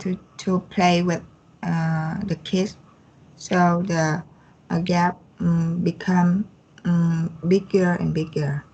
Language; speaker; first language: English; non-native, learner; Vietnamese